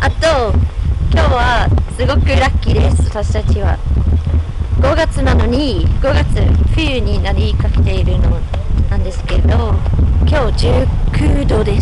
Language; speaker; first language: Japanese; non-native, fluent; English